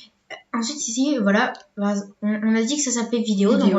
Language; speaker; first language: French; native; French